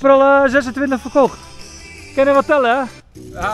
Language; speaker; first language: Dutch; native; Dutch